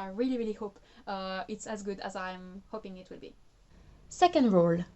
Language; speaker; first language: English; non-native, fluent; French